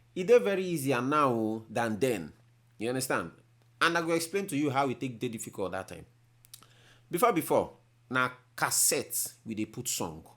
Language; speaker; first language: Nigerian Pidgin; native; Nigerian Pidgin